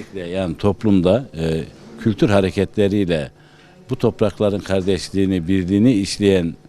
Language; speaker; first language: Turkish; native; Turkish